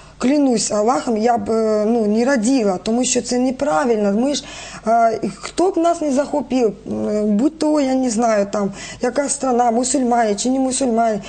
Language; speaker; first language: Ukrainian; non-native, local second language; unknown